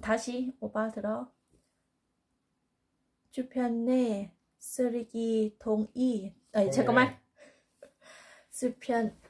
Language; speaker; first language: Korean; non-native, learner; Thai